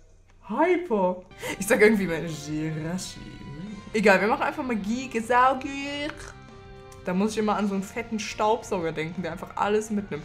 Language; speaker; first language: German; native; German